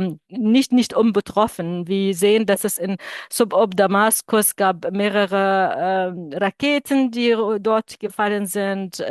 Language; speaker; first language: German; non-native, fluent; Arabic